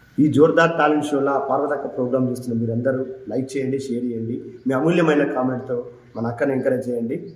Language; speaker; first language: Telugu; native; Telugu